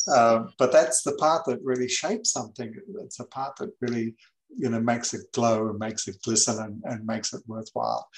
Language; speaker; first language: English; native; English